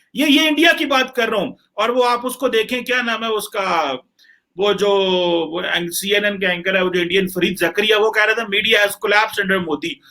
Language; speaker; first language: Hindi; non-native, local second language; Punjabi